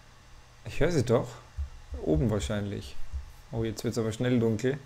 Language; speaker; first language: German; native; German